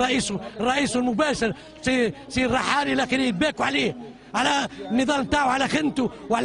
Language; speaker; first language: Arabic; native; Arabic